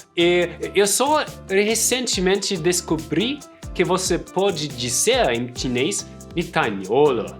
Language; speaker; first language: Portuguese; non-native, fluent; German